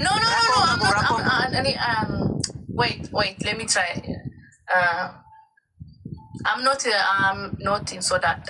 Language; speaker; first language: English; non-native, learner; Amharic